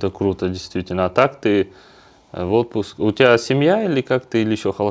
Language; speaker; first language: Russian; native; Russian